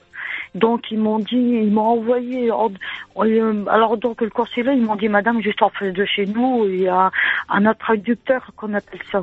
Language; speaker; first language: French; native; French